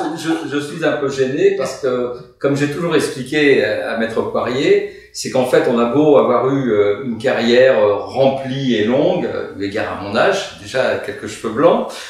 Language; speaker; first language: French; native; French